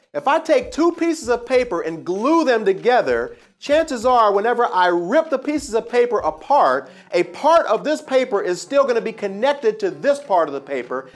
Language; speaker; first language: English; native; English